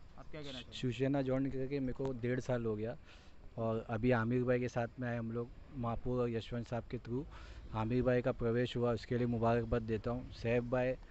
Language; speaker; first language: Hindi; native; Hindi